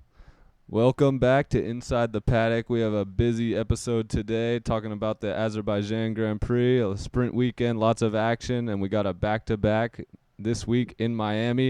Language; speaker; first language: English; native; English